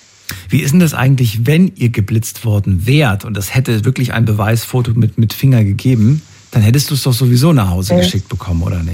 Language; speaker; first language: German; native; German